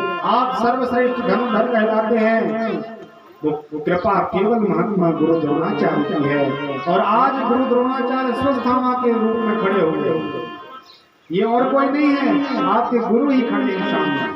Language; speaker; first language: Hindi; native; Hindi